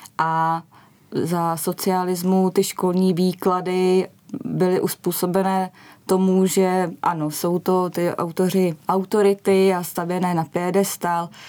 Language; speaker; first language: Czech; native; Czech